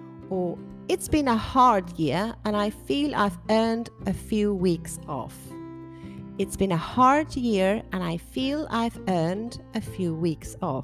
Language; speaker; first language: English; non-native, fluent; Spanish